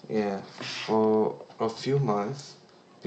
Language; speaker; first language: English; non-native, learner; Korean